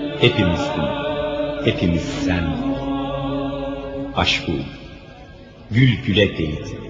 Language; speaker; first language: Turkish; native; Turkish